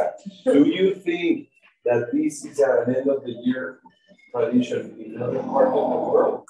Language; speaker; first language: English; non-native, fluent; Spanish